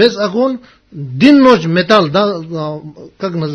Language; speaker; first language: Russian; non-native, learner; Tibetan